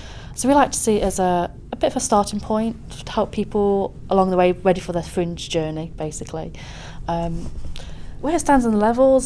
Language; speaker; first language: English; native; English